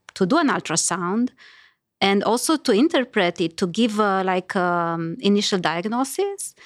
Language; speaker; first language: English; non-native, fluent; Romanian